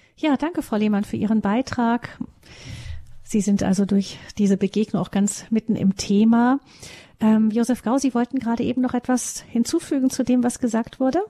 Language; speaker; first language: German; native; German